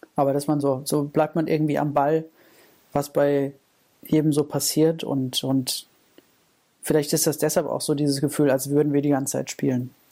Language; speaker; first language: German; native; German